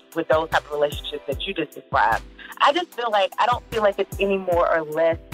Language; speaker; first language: English; native; English